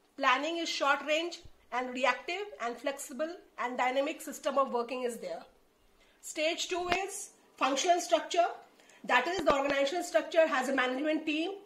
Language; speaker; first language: English; non-native, local second language; Hindi